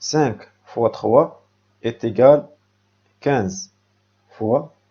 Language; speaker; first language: French; non-native, local second language; Arabic